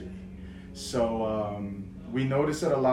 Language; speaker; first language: English; non-native, local second language; Filipino